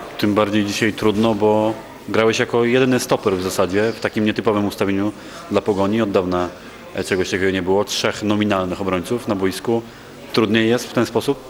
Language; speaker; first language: Polish; native; Polish